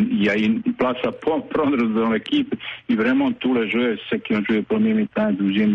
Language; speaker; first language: French; non-native, fluent; Bosnian